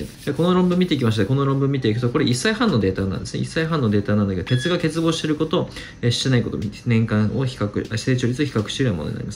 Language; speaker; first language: Japanese; native; Japanese